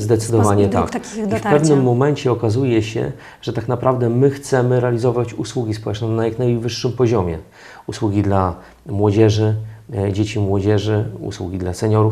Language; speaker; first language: Polish; native; Polish